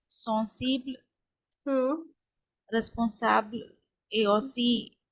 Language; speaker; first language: French; non-native, learner; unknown